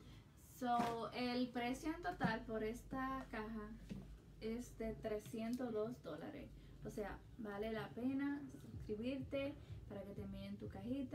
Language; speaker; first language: Spanish; early bilingual, heritage; Spanish